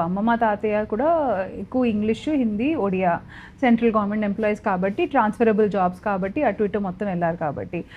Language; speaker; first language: Telugu; non-native, local second language; Odia